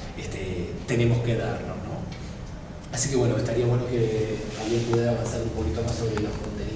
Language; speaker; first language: Spanish; native; Spanish